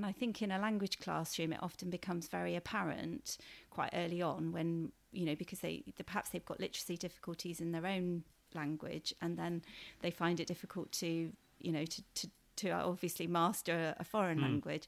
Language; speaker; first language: English; native; English